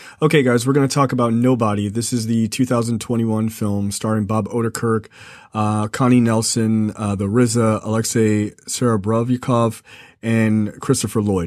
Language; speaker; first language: English; native; English